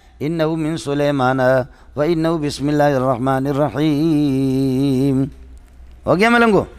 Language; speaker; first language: Urdu; non-native, local second language; Baluchi